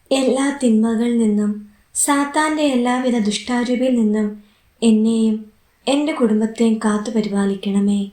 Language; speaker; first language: Malayalam; native; Malayalam